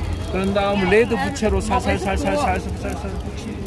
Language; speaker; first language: Korean; native; Korean